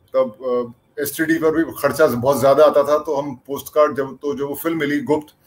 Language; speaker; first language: Hindi; native; Hindi